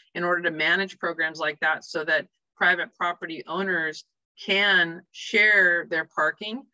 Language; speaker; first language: English; native; English